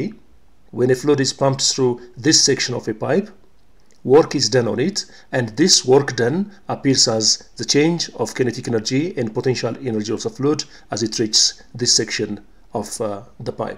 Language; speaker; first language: English; non-native, local second language; Amharic